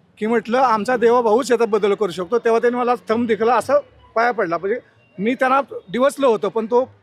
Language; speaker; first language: Marathi; native; Marathi